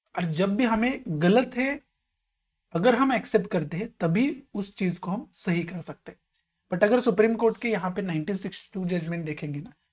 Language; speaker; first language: Hindi; non-native, local second language; Marathi